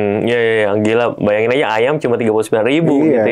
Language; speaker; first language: Indonesian; native; Indonesian